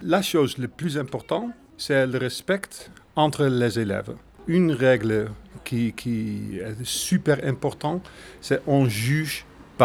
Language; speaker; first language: French; non-native, fluent; Dutch